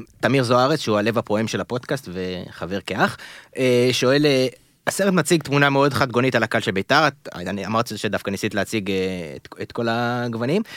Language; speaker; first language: Hebrew; native; Hebrew